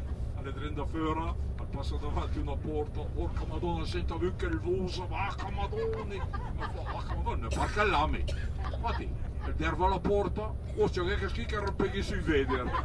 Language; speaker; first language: Italian; native; Italian